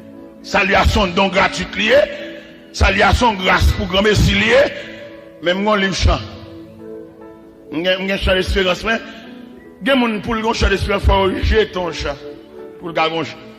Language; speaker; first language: French; non-native, local second language; Haitian Creole